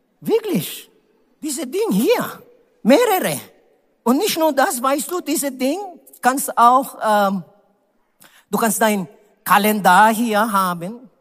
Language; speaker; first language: German; non-native, learner; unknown